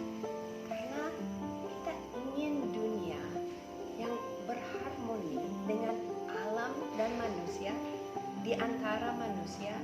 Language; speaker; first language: Indonesian; non-native, fluent; English